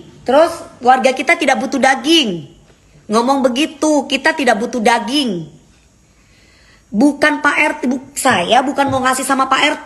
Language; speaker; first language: Indonesian; native; Indonesian